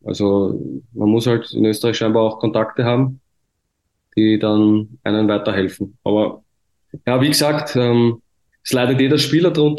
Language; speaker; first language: German; native; German